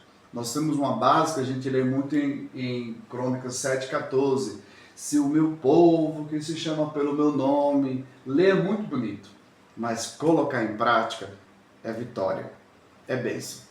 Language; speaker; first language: Portuguese; native; Portuguese